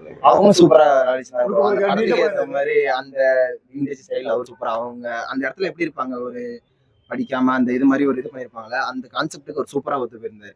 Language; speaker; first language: Tamil; native; Tamil